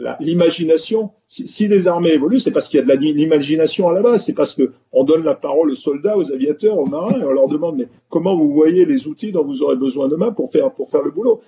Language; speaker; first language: French; native; French